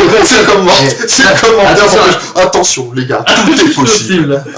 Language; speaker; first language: French; native; French